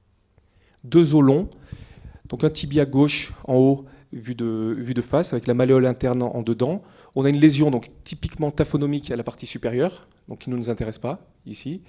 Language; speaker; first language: French; native; French